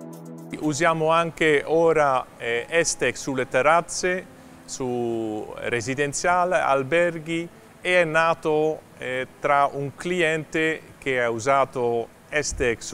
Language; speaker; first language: Italian; non-native, fluent; Dutch